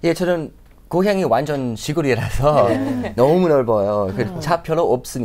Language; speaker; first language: Korean; non-native, fluent; English